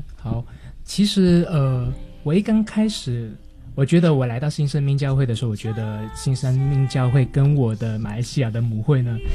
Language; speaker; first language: Chinese; native; Chinese